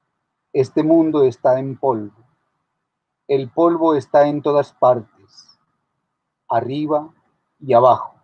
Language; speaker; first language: Spanish; native; Spanish